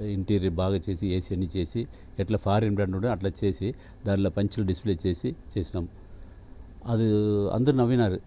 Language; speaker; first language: Telugu; non-native, local second language; Tamil